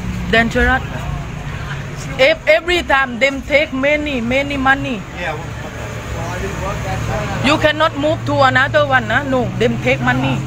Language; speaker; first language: English; non-native, learner; Thai